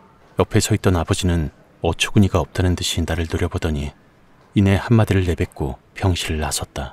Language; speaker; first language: Korean; native; Korean